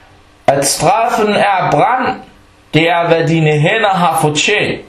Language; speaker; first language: Danish; non-native, fluent; Arabic